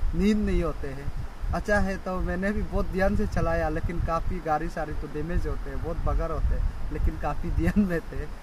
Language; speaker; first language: Hindi; non-native, local second language; Nyishi